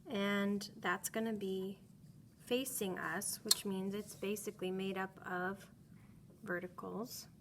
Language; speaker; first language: English; native; English